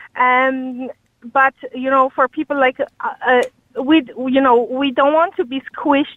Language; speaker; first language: English; non-native, fluent; Polish